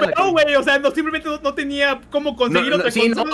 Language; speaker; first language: Spanish; native; Spanish